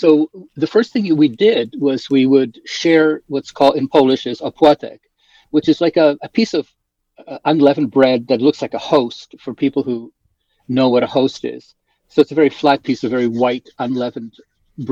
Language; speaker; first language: English; early bilingual, other home language; Polish